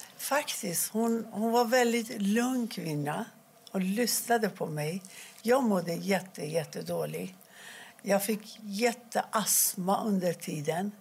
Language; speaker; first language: Swedish; non-native, fluent; Persian